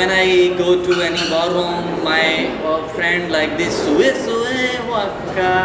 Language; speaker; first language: English; non-native, fluent; Urdu